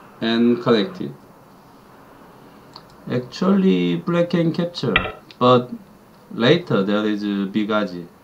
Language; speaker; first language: English; non-native, learner; Korean